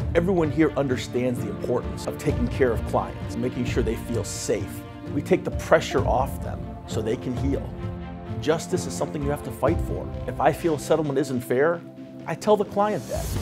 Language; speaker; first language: English; native; English